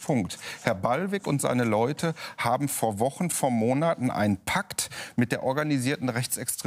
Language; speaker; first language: German; native; German